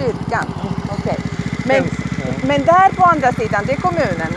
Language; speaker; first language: Swedish; non-native, fluent; Latvian